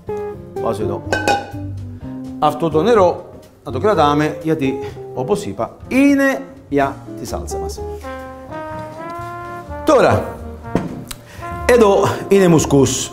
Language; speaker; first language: Greek; non-native, fluent; Italian